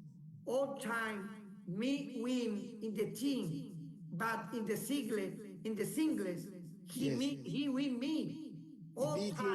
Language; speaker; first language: English; non-native, learner; Spanish